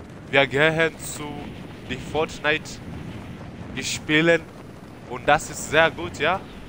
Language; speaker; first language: German; non-native, learner; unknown